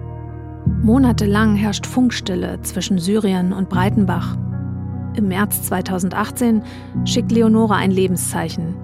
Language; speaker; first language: German; native; German